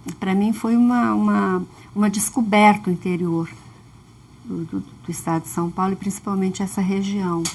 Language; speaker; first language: Portuguese; early bilingual, other home language; Russian